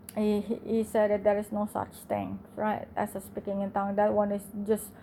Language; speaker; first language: English; non-native, fluent; Indonesian